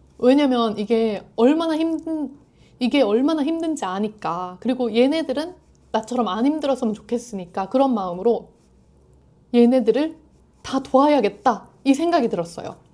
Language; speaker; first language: Korean; native; Korean